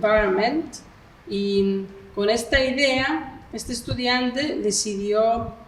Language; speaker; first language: Spanish; non-native, fluent; Greek